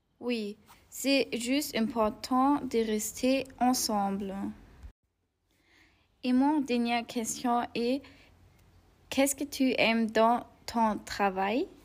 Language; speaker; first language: French; non-native, learner; German